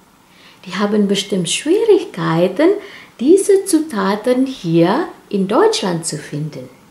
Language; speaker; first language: German; non-native, fluent; Indonesian